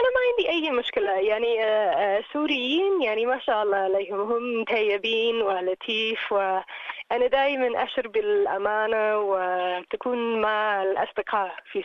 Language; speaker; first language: Arabic; non-native, learner; English